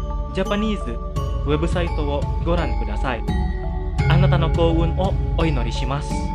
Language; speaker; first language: Japanese; non-native, fluent; Indonesian